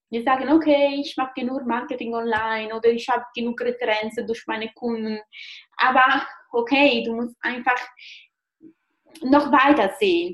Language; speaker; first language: German; non-native, fluent; Italian